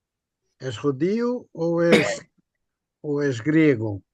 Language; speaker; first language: Spanish; non-native, fluent; Portuguese